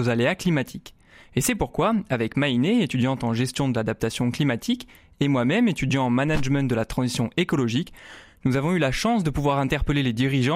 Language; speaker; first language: French; native; French